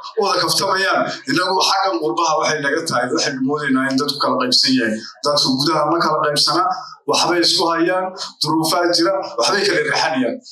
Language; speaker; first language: Somali; native; Somali